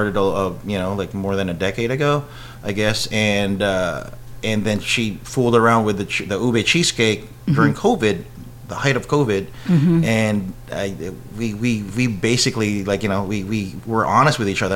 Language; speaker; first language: English; non-native, local second language; Filipino